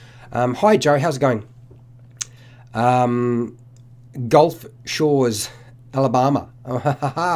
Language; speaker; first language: English; native; English